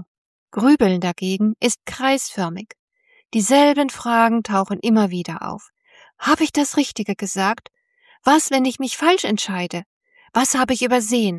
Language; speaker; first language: German; native; German